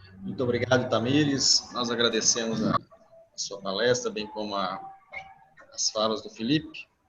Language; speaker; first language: Portuguese; native; Portuguese